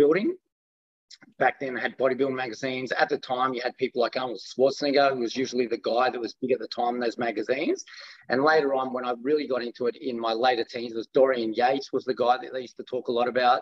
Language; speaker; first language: English; early bilingual, other home language; Greek